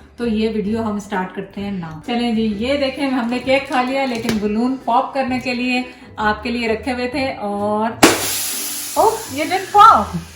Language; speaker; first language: Urdu; native; Urdu